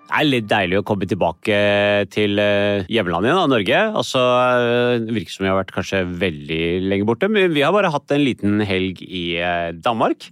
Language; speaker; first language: Norwegian; early bilingual, other home language; Urdu